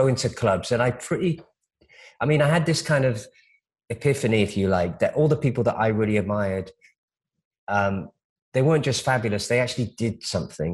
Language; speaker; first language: English; native; English